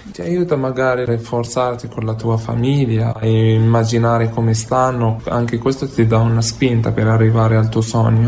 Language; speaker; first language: Italian; non-native, fluent; Arabic